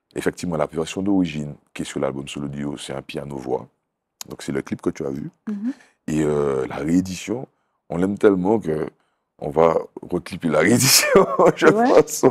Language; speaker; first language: French; native; French